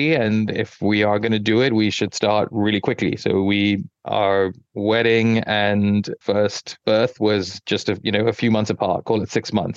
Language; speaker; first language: English; non-native, local second language; Yoruba